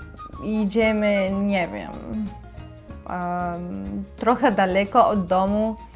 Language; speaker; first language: Polish; non-native, learner; Arabic